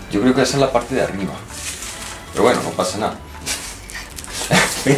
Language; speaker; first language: Spanish; native; Spanish